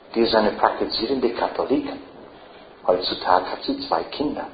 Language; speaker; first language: German; non-native, fluent; English